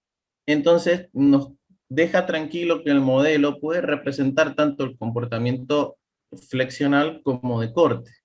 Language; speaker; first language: Spanish; native; Spanish